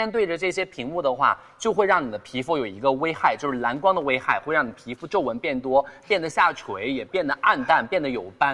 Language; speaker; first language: Chinese; native; Chinese